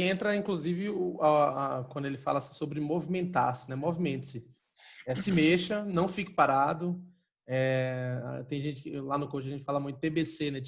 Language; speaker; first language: Portuguese; native; Portuguese